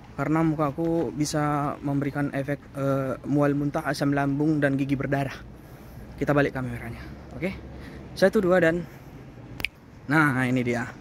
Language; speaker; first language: Indonesian; native; Indonesian